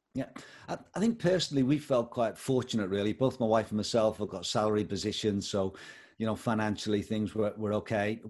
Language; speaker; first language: English; native; English